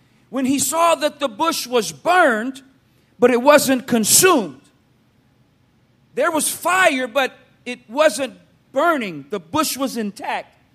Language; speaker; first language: English; native; English